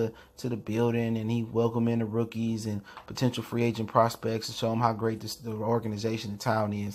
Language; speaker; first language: English; native; English